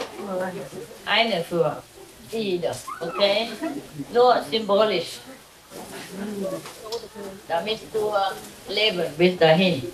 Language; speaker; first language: German; non-native, learner; Vietnamese